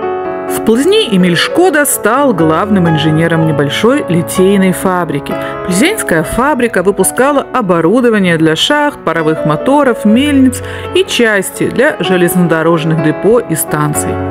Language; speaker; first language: Russian; native; Russian